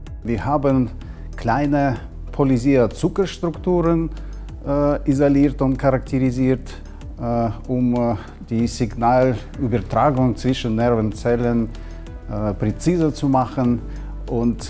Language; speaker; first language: German; non-native, fluent; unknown